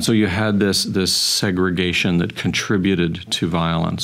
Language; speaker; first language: English; native; English